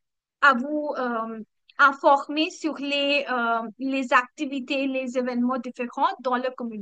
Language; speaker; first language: French; non-native, learner; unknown